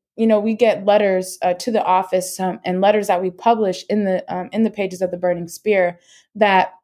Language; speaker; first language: English; native; English